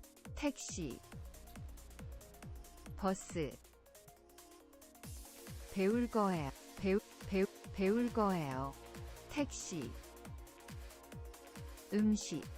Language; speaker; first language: Korean; non-native, learner; English